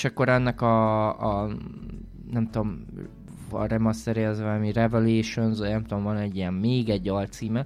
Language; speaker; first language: Hungarian; native; Hungarian